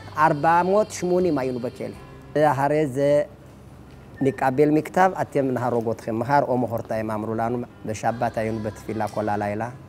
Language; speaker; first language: Hebrew; non-native, learner; Amharic